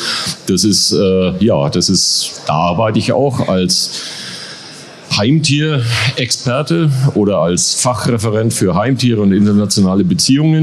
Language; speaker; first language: German; native; German